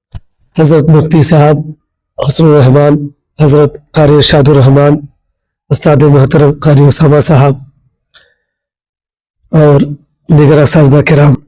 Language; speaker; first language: Urdu; native; Urdu